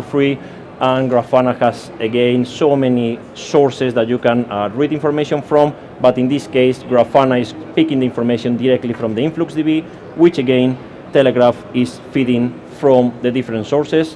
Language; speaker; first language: English; non-native, fluent; Spanish